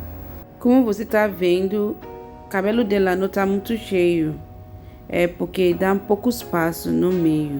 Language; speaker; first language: Portuguese; non-native, learner; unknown